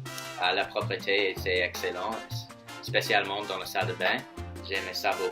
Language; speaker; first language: French; non-native, fluent; English